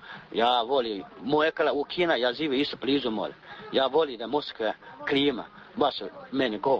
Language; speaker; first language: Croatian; non-native, learner; Chinese